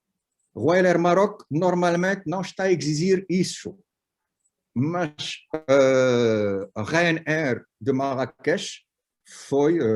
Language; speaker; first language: Portuguese; non-native, fluent; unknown